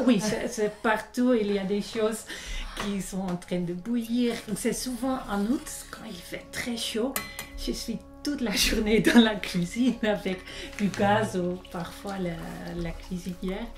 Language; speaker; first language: French; non-native, fluent; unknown